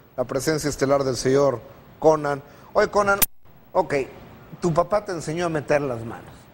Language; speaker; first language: Spanish; native; Spanish